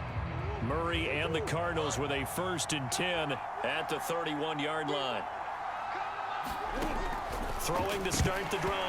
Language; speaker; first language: English; native; English